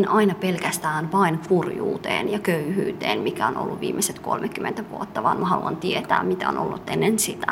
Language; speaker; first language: Finnish; early bilingual, other home language; Somali